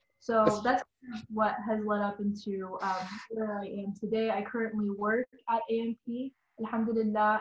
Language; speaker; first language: English; native; English